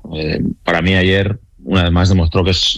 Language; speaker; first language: Spanish; native; Spanish